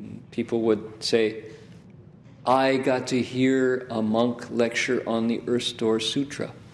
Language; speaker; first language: English; native; English